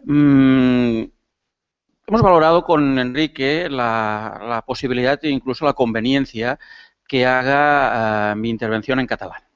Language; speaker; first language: Spanish; non-native, local second language; Catalan